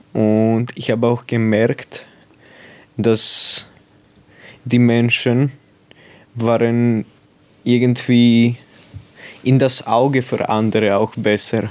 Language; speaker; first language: German; non-native, local second language; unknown